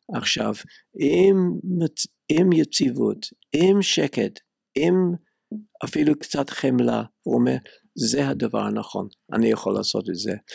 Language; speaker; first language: Hebrew; non-native, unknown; English